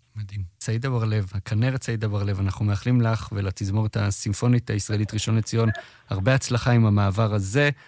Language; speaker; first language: Hebrew; native; Hebrew